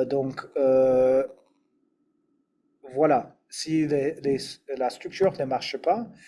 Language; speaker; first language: French; non-native, fluent; English